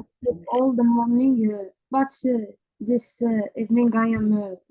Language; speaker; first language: English; non-native, learner; Arabic